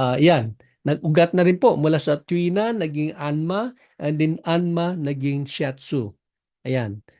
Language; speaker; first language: Filipino; non-native, local second language; Cebuano